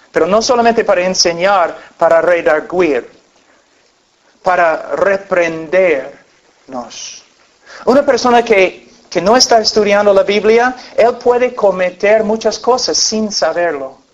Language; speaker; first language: Spanish; non-native, fluent; English